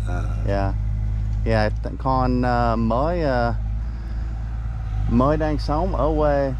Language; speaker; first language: Vietnamese; non-native, learner; English